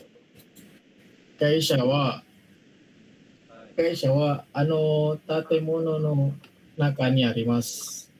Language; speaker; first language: Japanese; non-native, learner; Indonesian